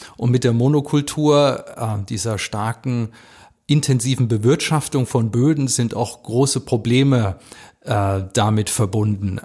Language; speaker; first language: German; native; German